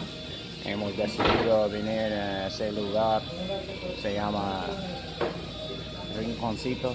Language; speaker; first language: Spanish; non-native, learner; English